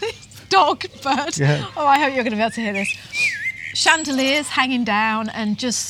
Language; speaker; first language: English; native; English